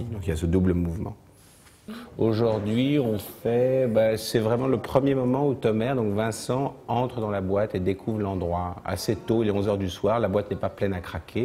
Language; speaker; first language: French; native; French